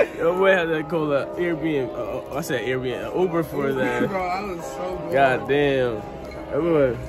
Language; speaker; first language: English; native; English